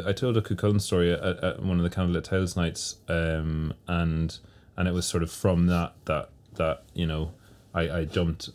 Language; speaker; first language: English; native; English